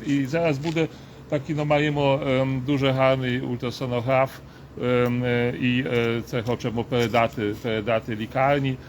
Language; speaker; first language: Ukrainian; non-native, learner; Polish